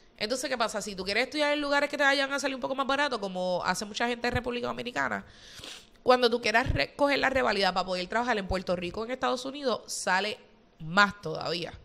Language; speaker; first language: Spanish; native; Spanish